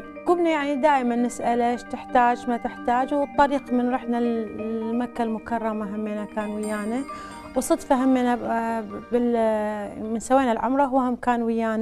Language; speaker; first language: Arabic; native; Arabic